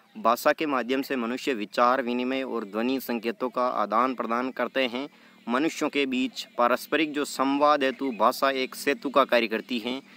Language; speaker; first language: Hindi; native; Hindi